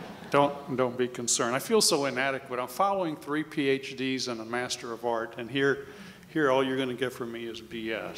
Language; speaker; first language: English; early bilingual, other home language; Spanish